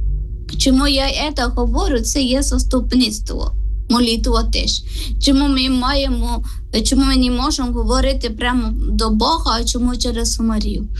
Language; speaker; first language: Ukrainian; non-native, learner; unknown